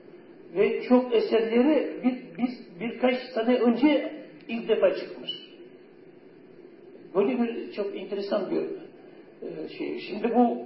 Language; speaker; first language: Turkish; non-native, fluent; Kazakh